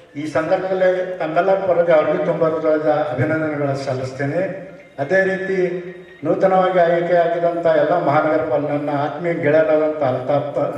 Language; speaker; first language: Kannada; native; Kannada